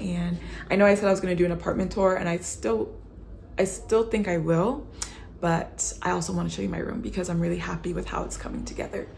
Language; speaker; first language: English; native; English